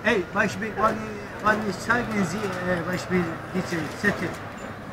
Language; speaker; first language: German; non-native, learner; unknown